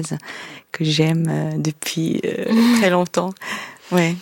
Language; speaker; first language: French; non-native, fluent; Korean